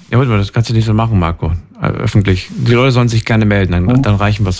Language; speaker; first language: German; native; German